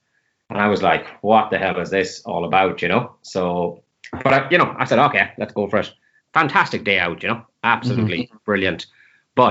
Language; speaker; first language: English; native; English